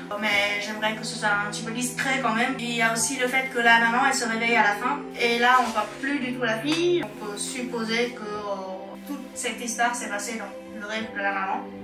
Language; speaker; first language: French; non-native, fluent; Vietnamese